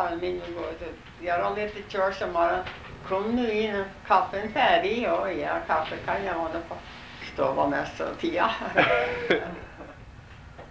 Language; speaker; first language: Norwegian; early bilingual, heritage; Norwegian